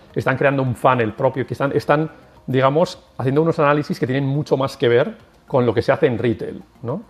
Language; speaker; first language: Spanish; native; Spanish